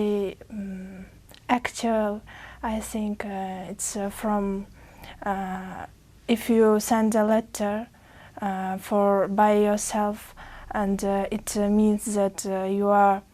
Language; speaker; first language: English; non-native, learner; Uzbek